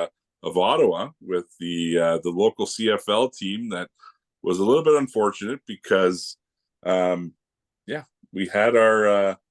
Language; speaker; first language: English; native; English